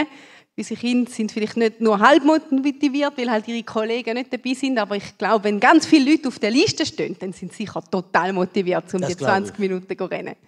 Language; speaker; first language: German; native; German